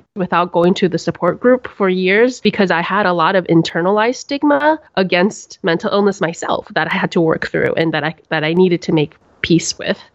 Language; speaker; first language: English; native; English